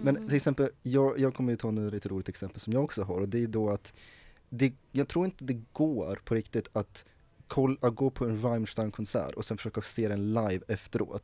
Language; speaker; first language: Swedish; native; Swedish